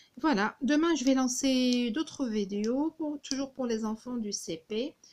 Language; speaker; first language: French; non-native, local second language; Arabic